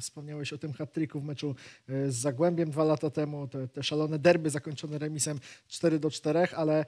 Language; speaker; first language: Polish; native; Polish